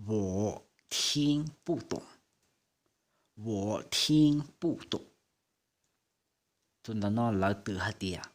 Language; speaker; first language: Chinese; non-native, fluent; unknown